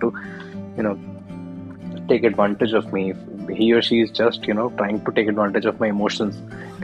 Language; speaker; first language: English; non-native, local second language; Hindi